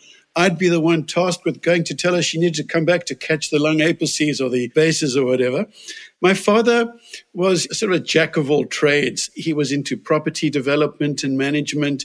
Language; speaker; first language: English; native; English